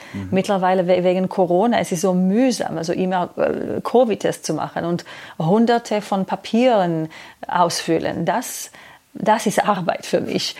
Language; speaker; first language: German; non-native, fluent; Hebrew